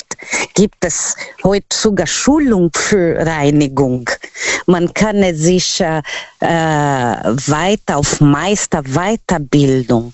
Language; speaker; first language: German; non-native, learner; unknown